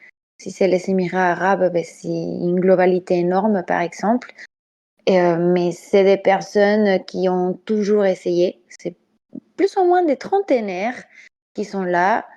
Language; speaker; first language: French; non-native, fluent; Spanish